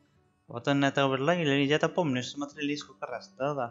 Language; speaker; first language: Russian; non-native, learner; Spanish